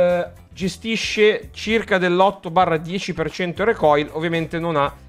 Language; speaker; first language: Italian; native; Italian